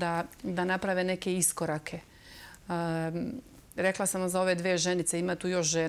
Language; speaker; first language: Serbian; native; Serbian